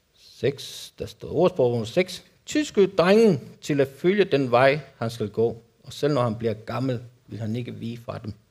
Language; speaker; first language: Danish; non-native, fluent; Spanish